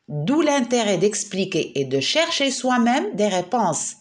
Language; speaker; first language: French; non-native, local second language; Arabic